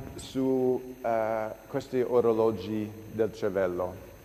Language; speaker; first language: Italian; non-native, fluent; English